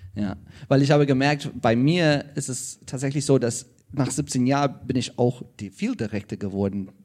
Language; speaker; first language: German; non-native, fluent; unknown